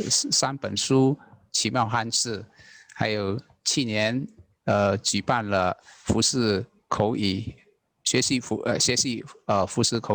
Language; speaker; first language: Chinese; non-native, learner; Indonesian